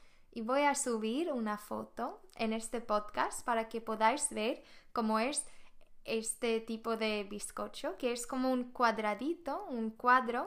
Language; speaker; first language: Spanish; non-native, fluent; Swedish